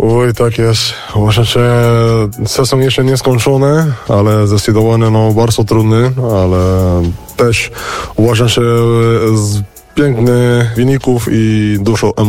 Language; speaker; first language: Polish; non-native, fluent; Spanish